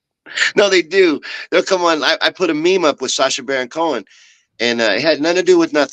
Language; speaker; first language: English; native; English